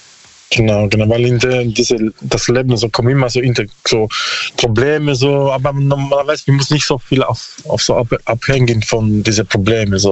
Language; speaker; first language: German; non-native, learner; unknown